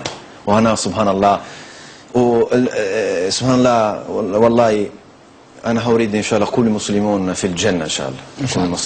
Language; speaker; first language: Arabic; non-native, learner; Italian